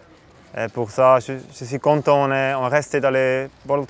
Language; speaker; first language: French; non-native, fluent; German